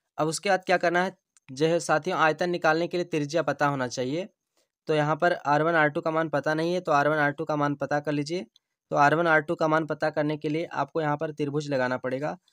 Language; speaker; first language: Hindi; native; Hindi